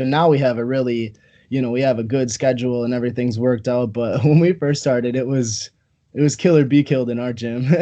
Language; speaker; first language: English; native; English